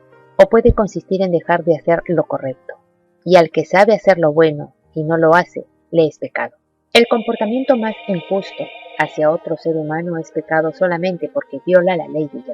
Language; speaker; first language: Spanish; native; Spanish